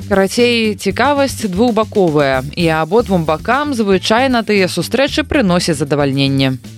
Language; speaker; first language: Belarusian; native; Belarusian